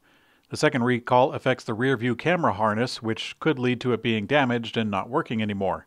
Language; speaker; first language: English; native; English